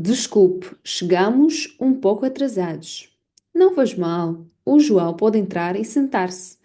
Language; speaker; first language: Portuguese; non-native, learner; Ukrainian